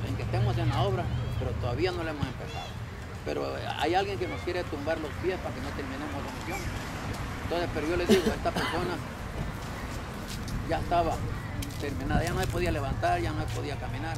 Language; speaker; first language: Spanish; native; Spanish